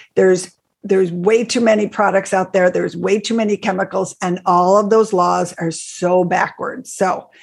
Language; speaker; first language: English; native; English